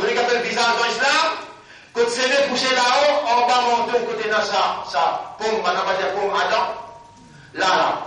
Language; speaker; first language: French; non-native, local second language; Morisyen